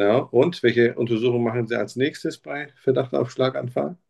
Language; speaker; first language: German; native; German